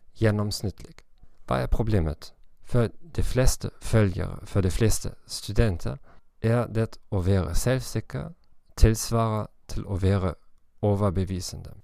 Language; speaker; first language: Norwegian; non-native, learner; German